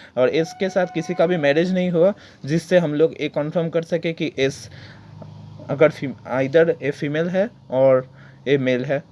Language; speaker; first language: Hindi; non-native, local second language; Bangla